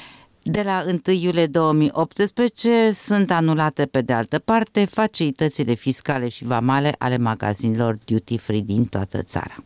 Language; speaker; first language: Romanian; native; Romanian